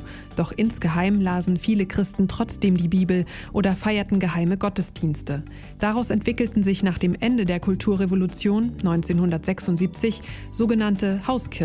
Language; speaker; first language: German; native; German